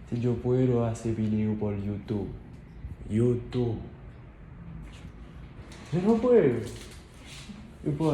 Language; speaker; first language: Spanish; non-native, learner; Haitian Creole